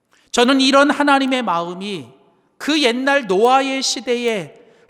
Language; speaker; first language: Korean; native; Korean